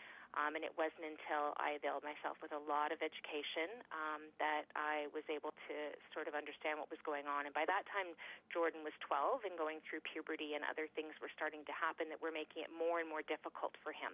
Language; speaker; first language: English; native; English